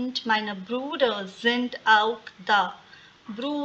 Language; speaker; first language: German; non-native, fluent; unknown